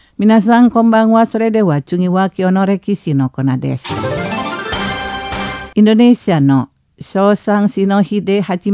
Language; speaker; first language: Japanese; non-native, fluent; Indonesian